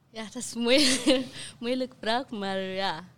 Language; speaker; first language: Dutch; non-native, learner; Tigrinya